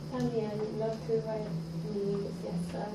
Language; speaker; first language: Spanish; non-native, learner; English